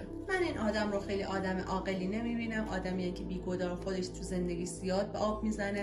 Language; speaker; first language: Persian; native; Persian